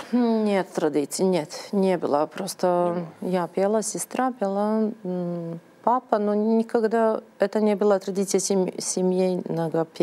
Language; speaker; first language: Russian; non-native, learner; Serbian